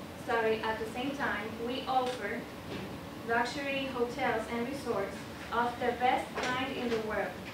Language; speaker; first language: English; non-native, fluent; Spanish